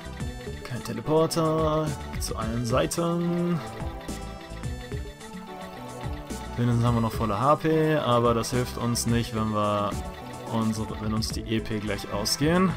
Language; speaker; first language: German; native; German